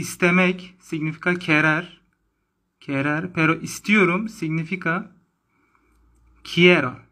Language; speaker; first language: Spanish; non-native, learner; Turkish